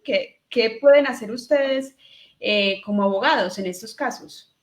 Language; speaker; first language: Spanish; native; Spanish